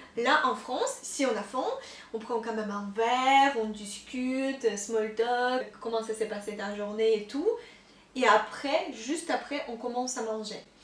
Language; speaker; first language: French; non-native, fluent; Russian